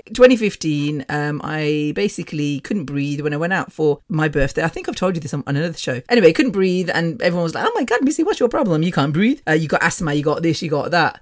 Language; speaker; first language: English; early bilingual, other home language; Punjabi